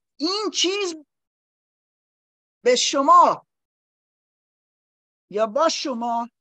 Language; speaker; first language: Persian; non-native, learner; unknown